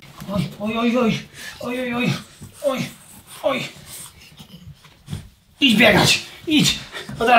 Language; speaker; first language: Polish; native; Polish